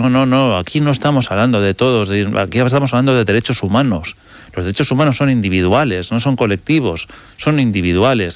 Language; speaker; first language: Spanish; native; Spanish